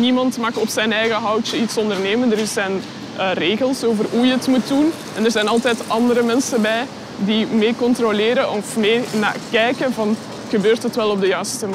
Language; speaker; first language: Dutch; native; Dutch